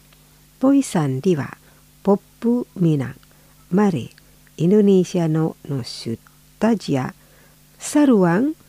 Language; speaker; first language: Japanese; non-native, fluent; Indonesian